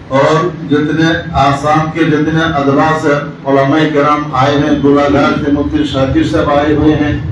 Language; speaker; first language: Urdu; non-native, local second language; Bangla